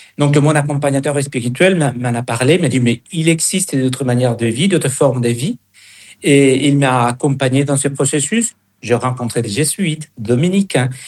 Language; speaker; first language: French; non-native, fluent; Spanish